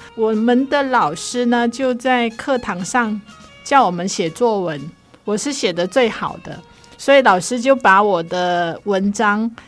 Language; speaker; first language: Chinese; non-native, local second language; Cantonese